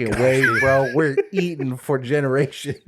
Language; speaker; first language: English; native; English